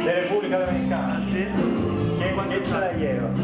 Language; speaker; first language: Spanish; non-native, learner; Italian